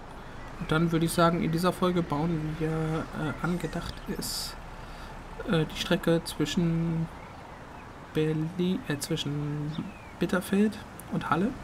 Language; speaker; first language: German; native; German